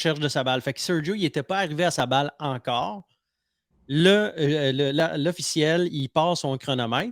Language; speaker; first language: French; native; French